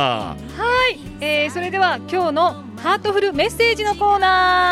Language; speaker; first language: Japanese; native; Japanese